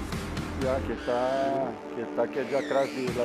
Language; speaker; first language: Indonesian; non-native, learner; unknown